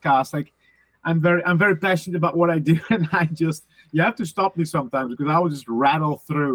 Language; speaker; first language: English; non-native, fluent; Dutch